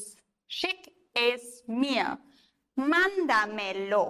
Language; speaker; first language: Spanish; non-native, fluent; German